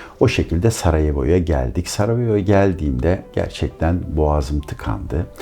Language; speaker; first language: Turkish; native; Turkish